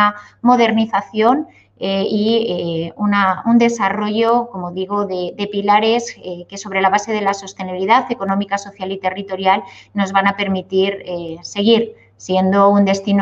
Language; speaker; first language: Spanish; native; Spanish